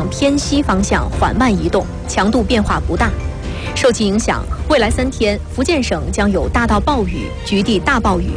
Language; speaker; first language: Chinese; native; Chinese